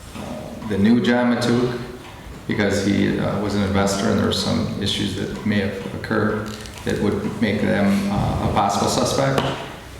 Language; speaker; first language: English; native; English